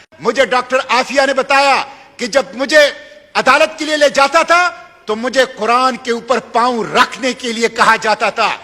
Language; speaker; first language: Urdu; non-native, local second language; Pashto